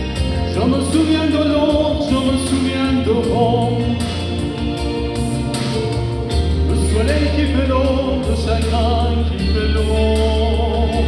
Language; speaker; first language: French; non-native, learner; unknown